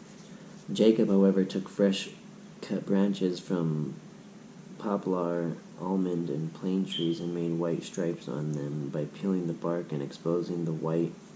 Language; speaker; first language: English; native; English